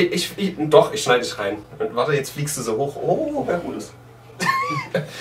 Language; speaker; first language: German; native; German